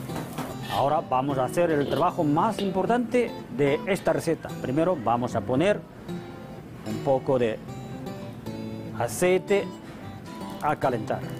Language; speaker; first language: Spanish; non-native, fluent; Chinese